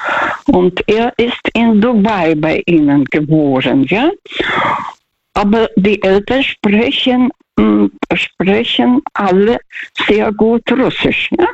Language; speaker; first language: German; non-native, learner; Russian